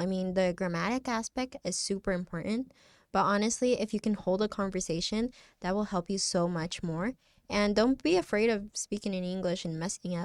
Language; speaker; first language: English; non-native, fluent; Spanish